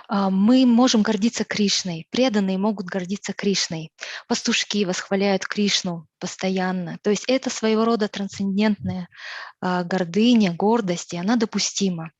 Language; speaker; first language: Russian; native; Russian